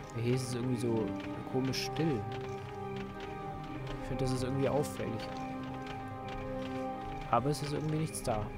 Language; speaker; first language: German; native; German